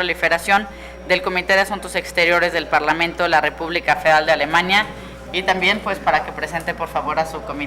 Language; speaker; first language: Spanish; native; Spanish